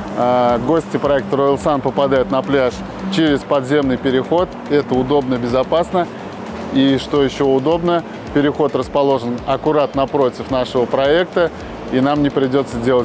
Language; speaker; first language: Russian; native; Russian